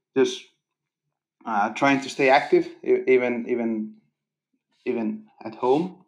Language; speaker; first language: English; non-native, fluent; Italian